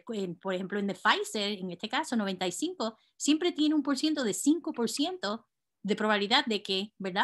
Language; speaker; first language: Spanish; native; Spanish